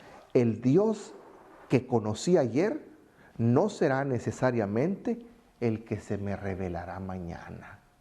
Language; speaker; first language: Spanish; native; Spanish